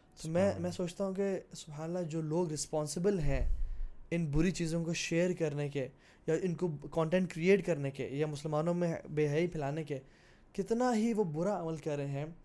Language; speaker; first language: Urdu; native; Urdu